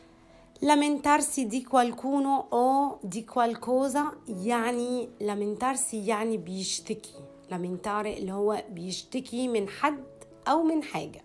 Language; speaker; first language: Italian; non-native, fluent; Arabic